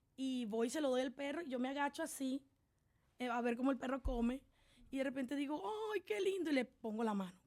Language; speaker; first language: Spanish; native; Spanish